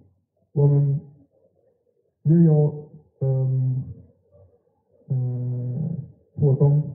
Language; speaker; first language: Chinese; non-native, learner; German